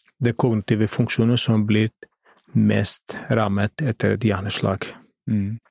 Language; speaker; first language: Norwegian; non-native, fluent; Greek